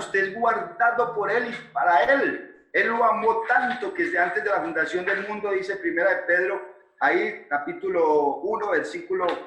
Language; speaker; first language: Spanish; native; Spanish